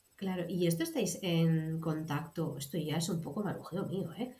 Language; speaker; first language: Spanish; native; Spanish